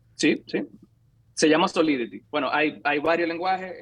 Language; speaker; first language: Spanish; native; Spanish